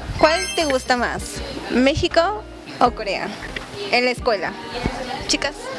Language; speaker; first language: Spanish; native; Spanish